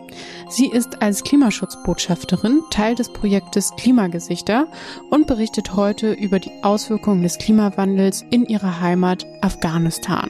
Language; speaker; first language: German; native; German